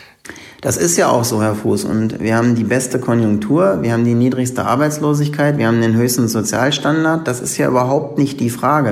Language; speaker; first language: German; native; German